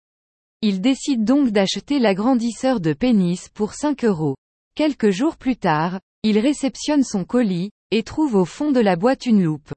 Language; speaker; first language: French; native; French